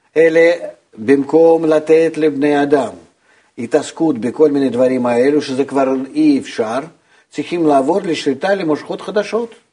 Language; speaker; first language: Hebrew; non-native, fluent; Russian